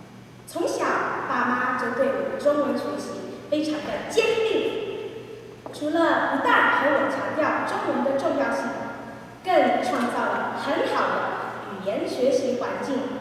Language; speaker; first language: Chinese; early bilingual, heritage; Chinese